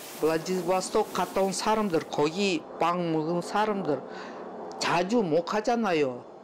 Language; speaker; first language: Korean; non-native, learner; Russian